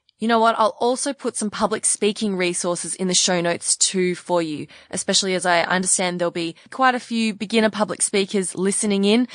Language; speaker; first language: English; native; English